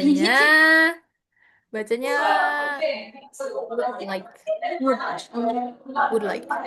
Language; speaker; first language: English; non-native, fluent; Indonesian